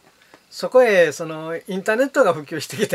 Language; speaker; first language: Japanese; native; Japanese